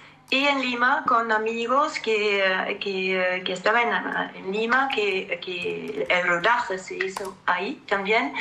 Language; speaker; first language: Spanish; non-native, fluent; French